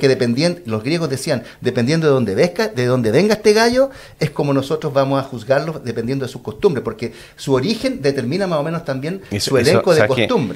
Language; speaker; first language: Spanish; native; Spanish